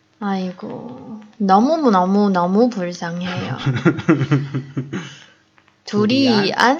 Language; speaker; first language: Korean; non-native, fluent; Chinese